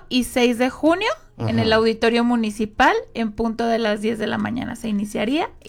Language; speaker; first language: Spanish; native; Spanish